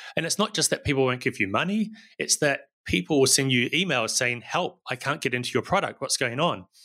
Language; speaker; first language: English; native; English